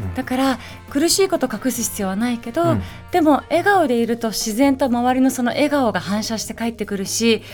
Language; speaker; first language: Japanese; early bilingual, other home language; Persian